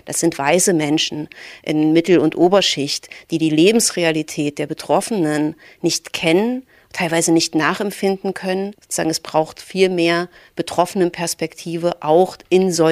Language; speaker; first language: German; native; German